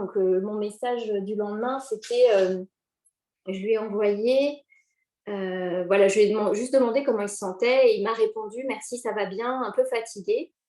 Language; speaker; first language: French; native; French